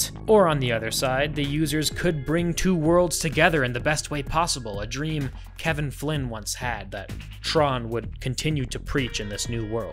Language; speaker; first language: English; native; English